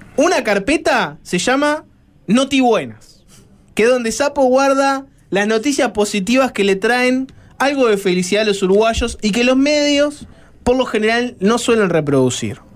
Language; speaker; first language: Spanish; native; Spanish